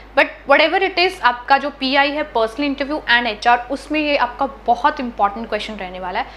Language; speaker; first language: Hindi; native; Hindi